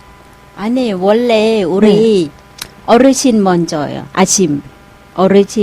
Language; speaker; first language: Korean; non-native, learner; Thai